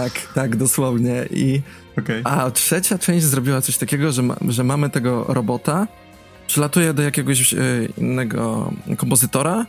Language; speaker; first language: Polish; native; Polish